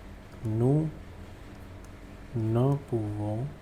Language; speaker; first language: French; non-native, fluent; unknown